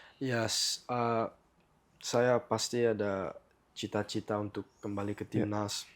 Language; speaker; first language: Indonesian; early bilingual, heritage; English